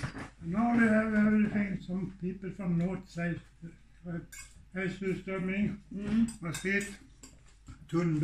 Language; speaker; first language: English; non-native, learner; Swedish